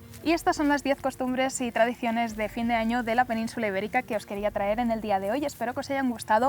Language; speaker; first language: Spanish; native; Spanish